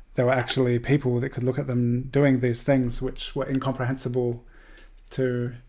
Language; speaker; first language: English; native; English